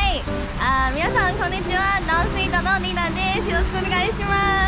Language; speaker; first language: Japanese; non-native, learner; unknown